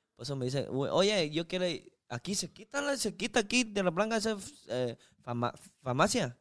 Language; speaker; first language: Spanish; non-native, fluent; Chinese